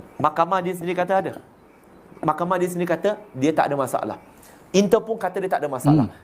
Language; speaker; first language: Malay; non-native, local second language; Chinese